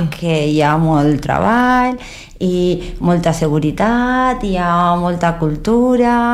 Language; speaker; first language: Catalan; non-native, learner; Spanish